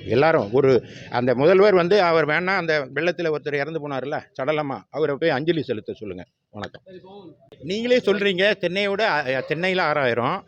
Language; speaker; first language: Tamil; native; Tamil